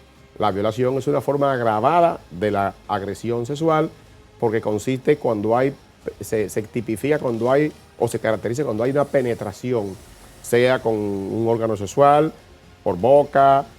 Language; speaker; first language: Spanish; native; Spanish